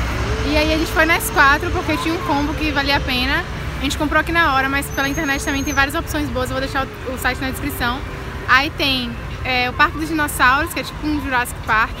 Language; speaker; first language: Portuguese; native; Portuguese